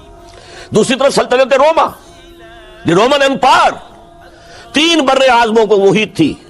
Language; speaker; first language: Urdu; native; Urdu